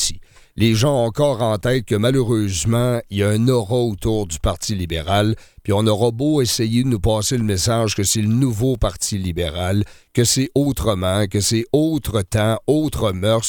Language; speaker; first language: French; native; French